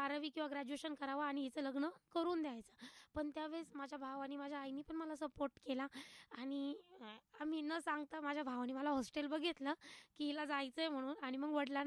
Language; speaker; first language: Marathi; native; Marathi